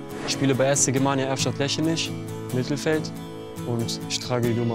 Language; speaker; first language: German; early bilingual, other home language; Albanian